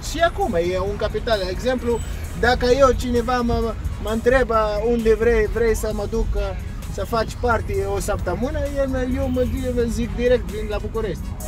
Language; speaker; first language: Romanian; non-native, learner; Arabic